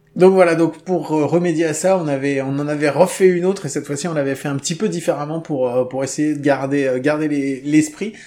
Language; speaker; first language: French; native; French